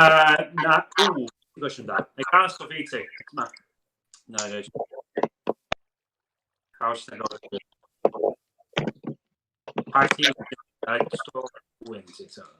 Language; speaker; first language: Welsh; native; Welsh